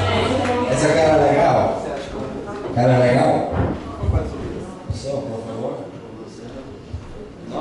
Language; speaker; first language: Portuguese; non-native, learner; English